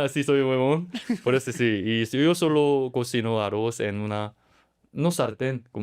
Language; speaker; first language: Spanish; non-native, learner; Korean